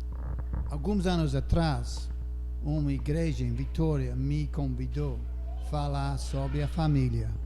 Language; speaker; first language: Portuguese; non-native, fluent; English